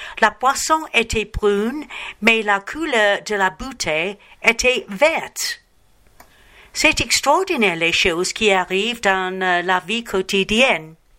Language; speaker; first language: French; non-native, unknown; English